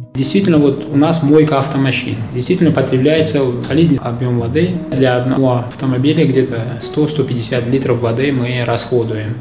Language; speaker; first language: Russian; non-native, local second language; Uzbek